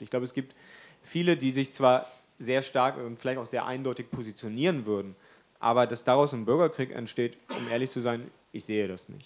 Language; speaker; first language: German; native; German